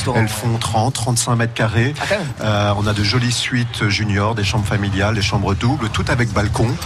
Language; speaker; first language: French; native; French